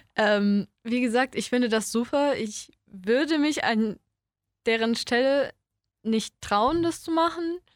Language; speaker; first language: German; early bilingual, other home language; Polish